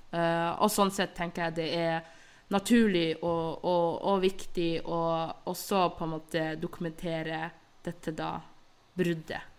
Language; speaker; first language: Norwegian; early bilingual, other home language; Somali